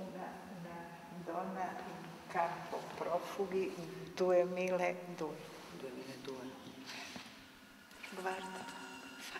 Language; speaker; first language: Italian; non-native, learner; Bosnian